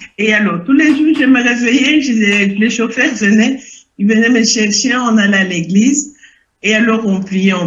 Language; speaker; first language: French; non-native, local second language; Lingala